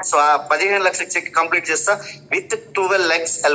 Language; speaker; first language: Telugu; native; Telugu